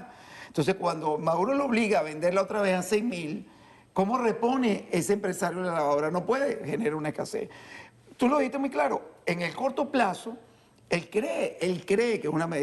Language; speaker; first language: Spanish; native; Spanish